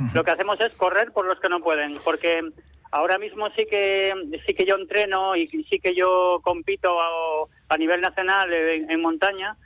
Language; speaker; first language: Spanish; native; Spanish